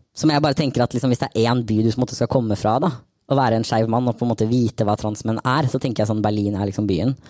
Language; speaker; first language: Norwegian; native; Norwegian